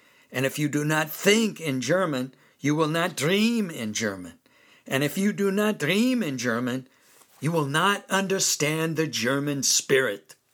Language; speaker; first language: English; native; English